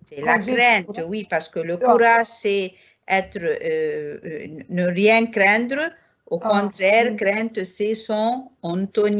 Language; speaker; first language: French; non-native, fluent; Arabic